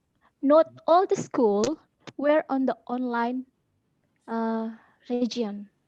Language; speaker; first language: English; non-native, fluent; Indonesian